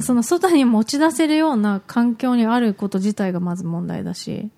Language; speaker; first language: Japanese; native; Japanese